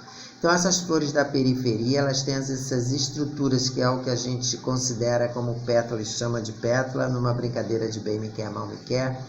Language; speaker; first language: Portuguese; native; Portuguese